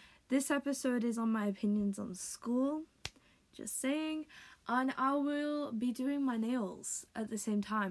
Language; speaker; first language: English; native; English